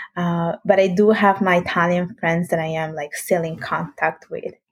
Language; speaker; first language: English; non-native, fluent; Italian